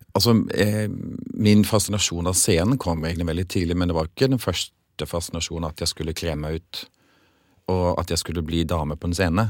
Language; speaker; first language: Norwegian; early bilingual, other home language; English